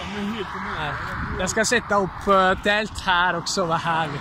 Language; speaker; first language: Swedish; non-native, fluent; Italian